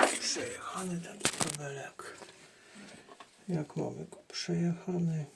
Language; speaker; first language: Polish; native; Polish